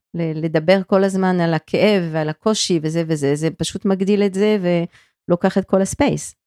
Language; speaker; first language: Hebrew; non-native, fluent; French